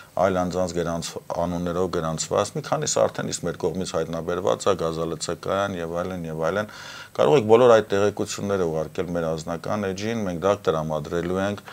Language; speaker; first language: Armenian; native; Armenian